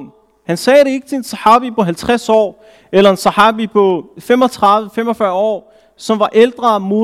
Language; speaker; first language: Danish; early bilingual, other home language; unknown